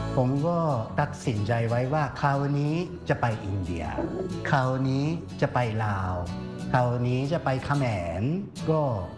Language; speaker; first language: Thai; non-native, fluent; Japanese